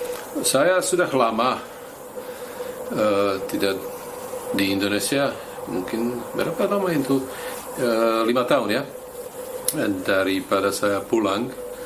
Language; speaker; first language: Indonesian; non-native, fluent; Slovak